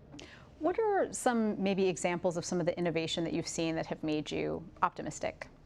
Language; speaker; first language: English; native; English